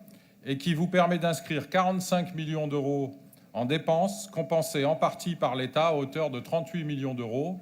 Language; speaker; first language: French; native; French